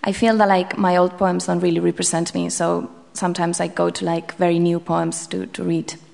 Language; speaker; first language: English; non-native, fluent; Basque